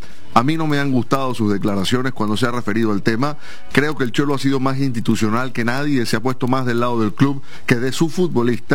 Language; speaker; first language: Spanish; native; Spanish